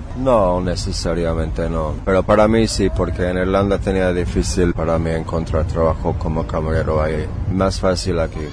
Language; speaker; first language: Spanish; non-native, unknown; English